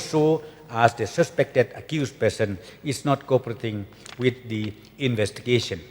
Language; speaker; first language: English; non-native, local second language; Khasi